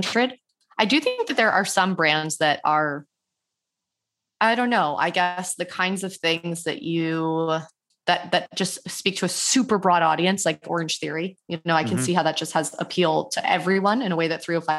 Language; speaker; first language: English; native; English